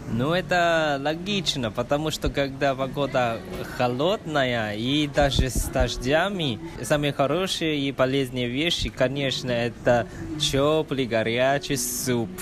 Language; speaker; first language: Russian; non-native, fluent; Chinese